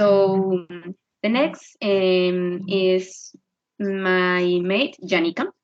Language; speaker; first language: English; non-native, learner; Spanish